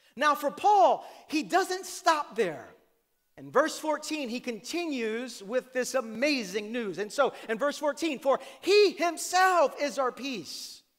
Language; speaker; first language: English; native; English